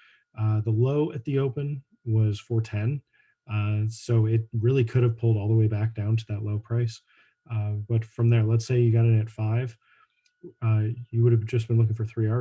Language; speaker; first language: English; native; English